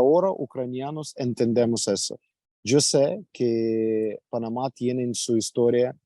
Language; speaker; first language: Spanish; non-native, fluent; Ukrainian